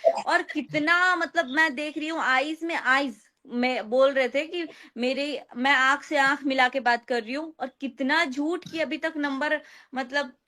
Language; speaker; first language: Hindi; native; Hindi